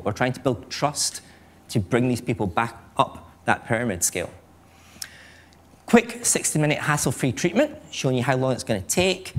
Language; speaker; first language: English; native; English